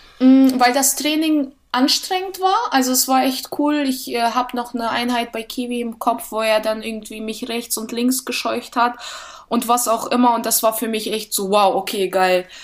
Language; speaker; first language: German; early bilingual, other home language; Russian